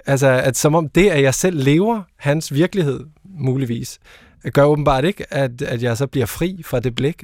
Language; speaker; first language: Danish; native; Danish